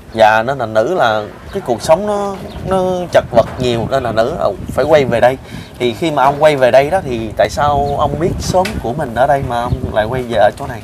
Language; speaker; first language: Vietnamese; native; Vietnamese